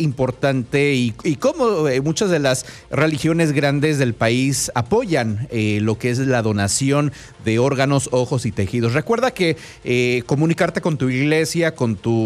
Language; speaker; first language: Spanish; native; Spanish